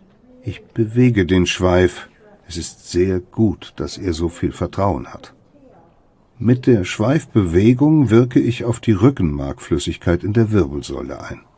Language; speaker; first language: German; native; German